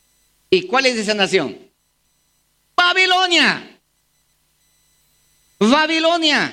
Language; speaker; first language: Spanish; native; Spanish